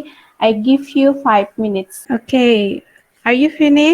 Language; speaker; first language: English; non-native, fluent; Indonesian